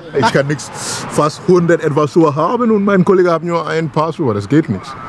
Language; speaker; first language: German; non-native, learner; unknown